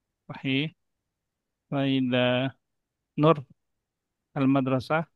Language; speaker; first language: Arabic; non-native, fluent; Indonesian